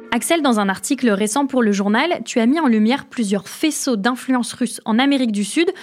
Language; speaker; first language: French; native; French